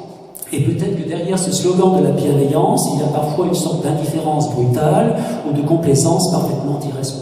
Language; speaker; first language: French; native; French